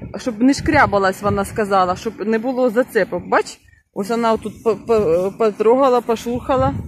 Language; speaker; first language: Ukrainian; non-native, local second language; Russian